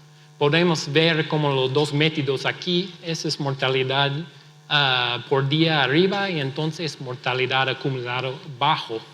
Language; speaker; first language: Spanish; non-native, fluent; English